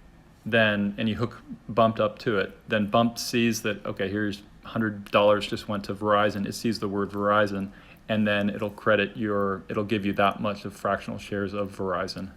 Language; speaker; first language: English; native; English